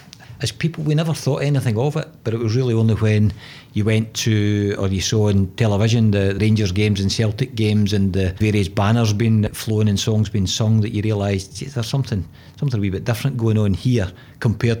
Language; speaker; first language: English; native; English